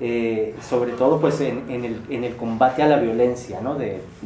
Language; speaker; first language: Spanish; native; Spanish